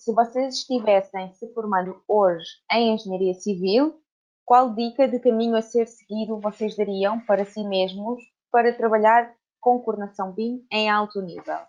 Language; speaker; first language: Portuguese; native; Portuguese